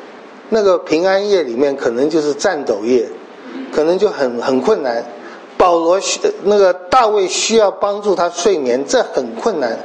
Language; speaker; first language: Chinese; native; Chinese